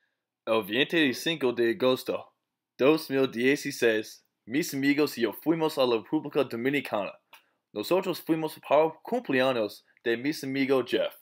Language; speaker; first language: Spanish; non-native, learner; English